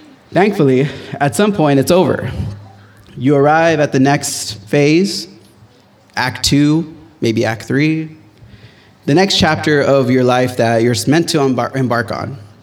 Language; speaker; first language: English; early bilingual, other home language; Spanish